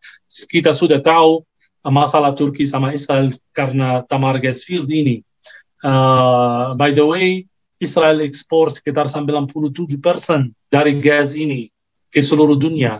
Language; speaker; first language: Indonesian; non-native, fluent; Arabic